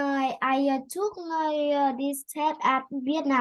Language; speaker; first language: English; non-native, learner; Vietnamese